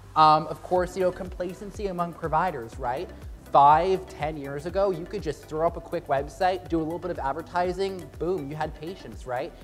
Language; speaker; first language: English; native; English